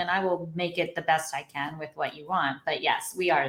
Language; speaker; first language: English; native; English